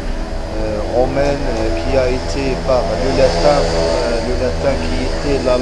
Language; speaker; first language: French; non-native, local second language; Arabic